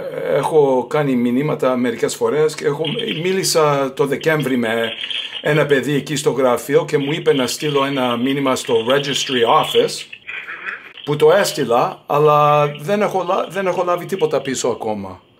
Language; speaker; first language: Greek; early bilingual, heritage; Greek